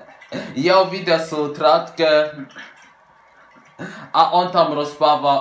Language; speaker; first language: Slovak; early bilingual, heritage; Slovak